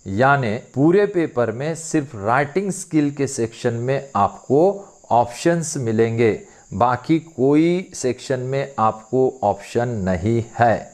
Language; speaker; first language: Hindi; non-native, local second language; Marathi